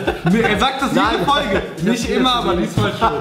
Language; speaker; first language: German; native; German